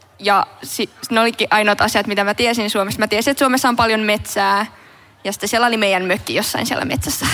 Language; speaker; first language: Finnish; early bilingual, heritage; Finnish